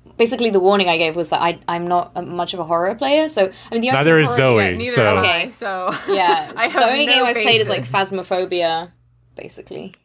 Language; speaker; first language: English; non-native, fluent; German